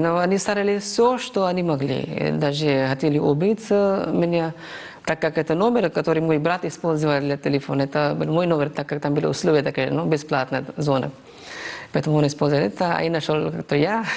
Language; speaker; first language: Russian; non-native, fluent; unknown